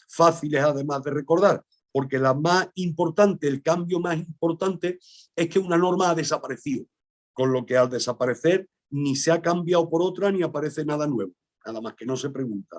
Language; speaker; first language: Spanish; native; Spanish